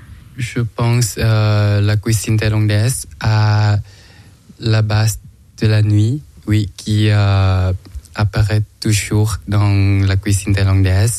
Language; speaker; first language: French; non-native, learner; Thai